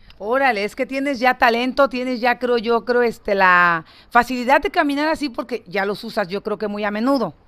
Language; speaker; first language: Spanish; native; Spanish